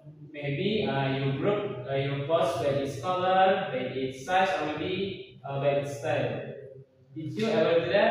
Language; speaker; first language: English; non-native, learner; Indonesian